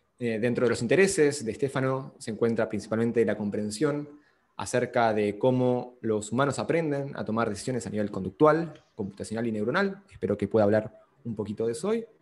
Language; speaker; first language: Spanish; native; Spanish